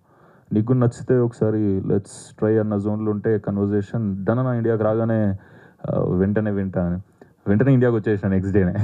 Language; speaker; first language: Telugu; native; Telugu